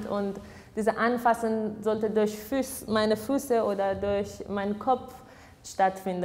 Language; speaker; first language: German; non-native, fluent; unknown